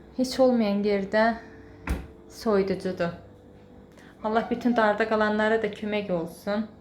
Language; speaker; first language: Azerbaijani; native; Azerbaijani